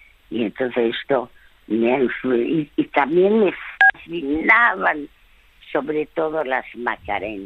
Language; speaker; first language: Spanish; early bilingual, other home language; French